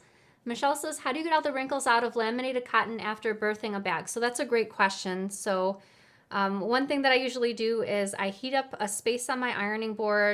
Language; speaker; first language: English; native; English